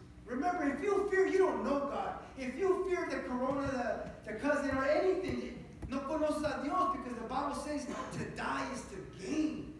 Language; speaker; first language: English; early bilingual, other home language; Spanish